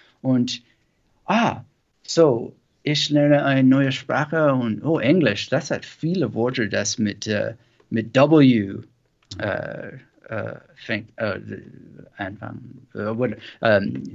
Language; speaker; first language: German; non-native, learner; English